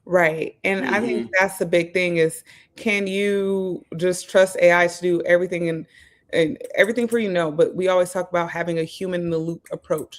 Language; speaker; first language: English; native; English